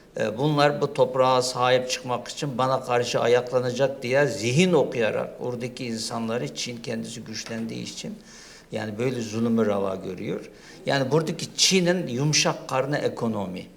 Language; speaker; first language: Turkish; non-native, fluent; Uyghur